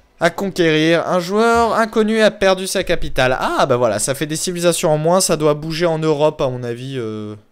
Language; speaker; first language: French; native; French